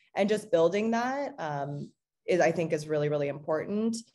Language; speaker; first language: English; native; English